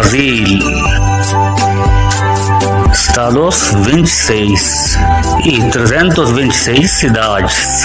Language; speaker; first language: Portuguese; non-native, learner; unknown